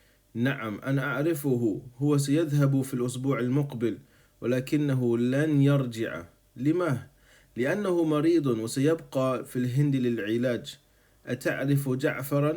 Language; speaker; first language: Arabic; non-native, fluent; English